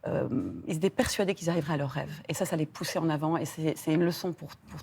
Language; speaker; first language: French; native; French